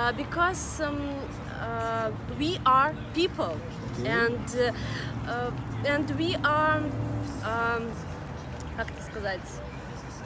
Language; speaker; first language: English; non-native, fluent; Russian